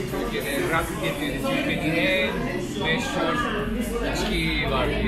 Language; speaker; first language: Turkish; non-native, fluent; Japanese